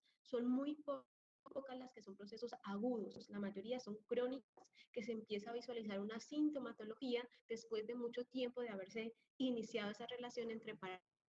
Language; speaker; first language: Spanish; native; Spanish